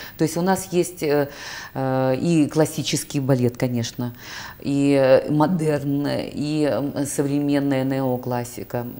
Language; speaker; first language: Russian; native; Russian